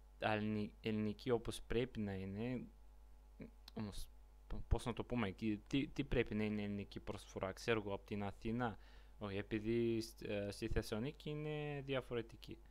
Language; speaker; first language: Greek; non-native, learner; Bulgarian